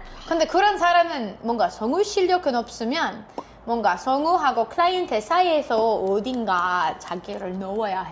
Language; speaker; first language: Korean; non-native, fluent; English